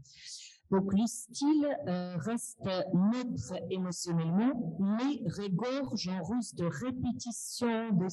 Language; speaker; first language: French; non-native, fluent; Russian